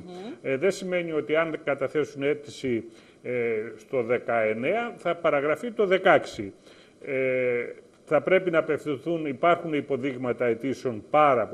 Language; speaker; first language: Greek; native; Greek